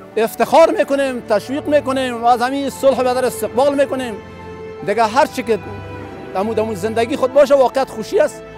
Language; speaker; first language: Persian; native; Persian